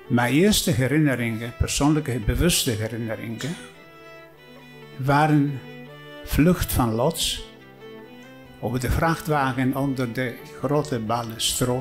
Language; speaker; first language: Dutch; non-native, fluent; Polish